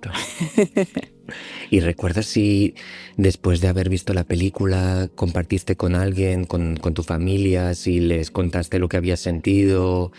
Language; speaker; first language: Spanish; native; Spanish